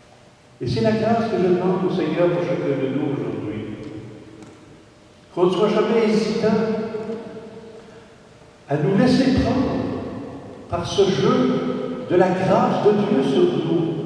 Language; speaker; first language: French; native; French